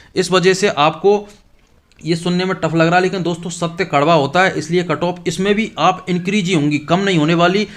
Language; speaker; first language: Hindi; native; Hindi